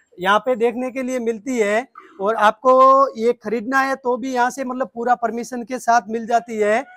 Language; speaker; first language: Hindi; native; Hindi